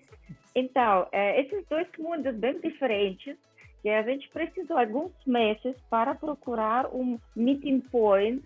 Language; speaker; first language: Portuguese; non-native, fluent; Ukrainian